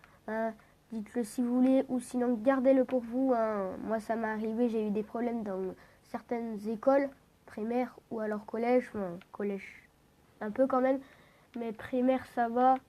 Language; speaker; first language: French; native; French